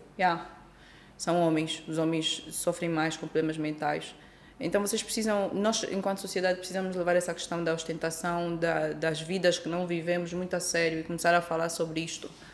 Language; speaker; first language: Portuguese; native; Portuguese